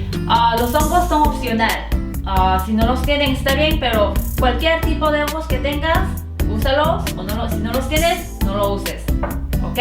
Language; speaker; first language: Spanish; non-native, fluent; Korean